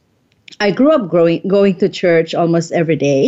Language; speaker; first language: English; non-native, local second language; Filipino